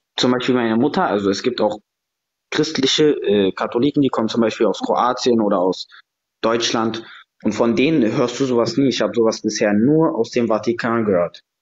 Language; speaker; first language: German; early bilingual, other home language; Serbian